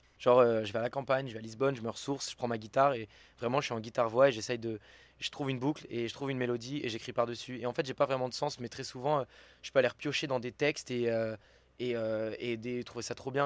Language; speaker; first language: French; native; French